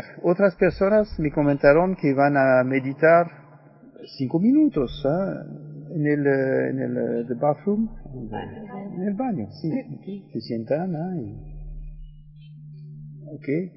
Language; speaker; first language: Spanish; non-native, fluent; French